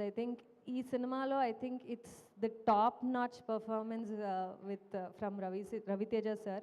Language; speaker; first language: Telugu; non-native, fluent; Kannada